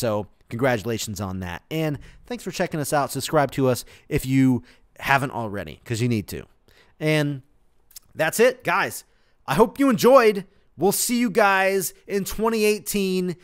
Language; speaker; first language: English; native; English